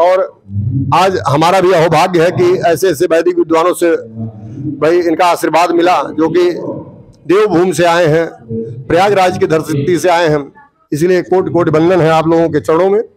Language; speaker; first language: Hindi; native; Hindi